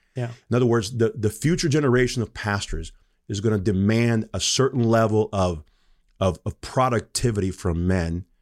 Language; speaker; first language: English; non-native, fluent; Portuguese